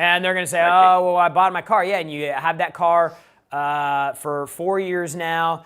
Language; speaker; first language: English; native; English